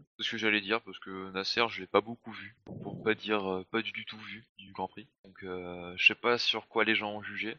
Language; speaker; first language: French; native; French